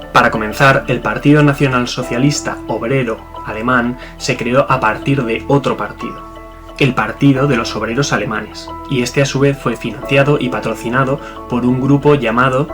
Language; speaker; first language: Spanish; native; Spanish